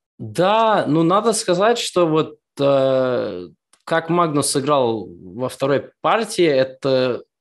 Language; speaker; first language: Russian; early bilingual, heritage; Russian